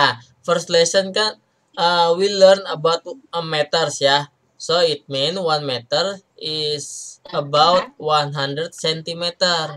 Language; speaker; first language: English; non-native, learner; Indonesian